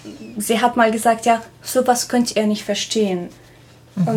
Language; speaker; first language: German; non-native, fluent; Arabic